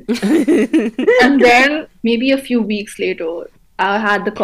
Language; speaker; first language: English; non-native, local second language; Hindi